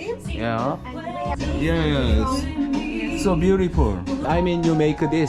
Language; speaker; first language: English; non-native, learner; Korean